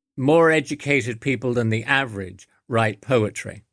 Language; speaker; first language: English; native; English